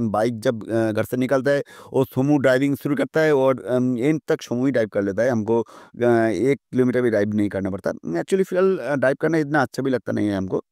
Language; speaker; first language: Hindi; non-native, local second language; Bangla